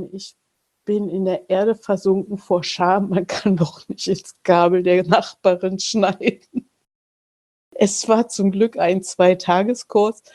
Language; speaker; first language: German; native; German